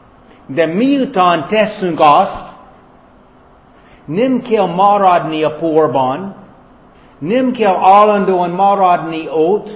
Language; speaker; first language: Hungarian; non-native, fluent; German